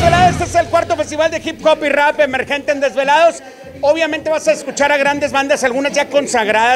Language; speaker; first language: Spanish; native; Spanish